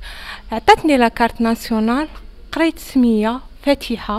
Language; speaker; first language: Arabic; native; Arabic